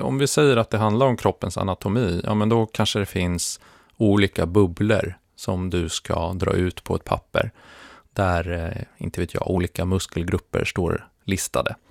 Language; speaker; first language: Swedish; native; Swedish